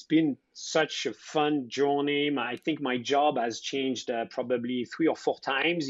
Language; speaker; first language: English; non-native, fluent; French